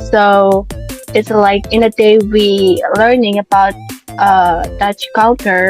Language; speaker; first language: English; non-native, learner; Indonesian